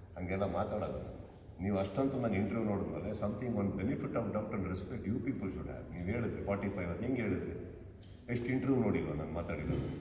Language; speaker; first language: Kannada; native; Kannada